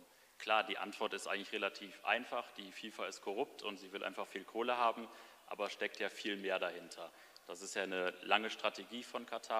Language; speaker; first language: German; native; German